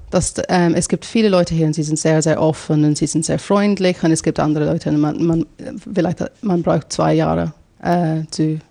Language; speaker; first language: German; non-native, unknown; English